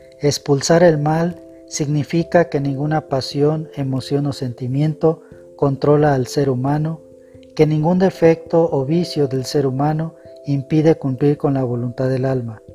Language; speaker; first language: Spanish; native; Spanish